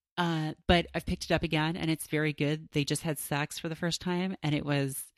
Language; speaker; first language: English; native; English